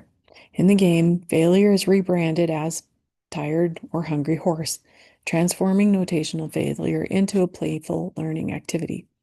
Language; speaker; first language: English; native; English